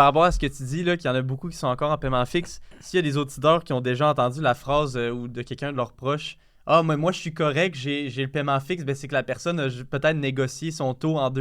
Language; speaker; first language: French; native; French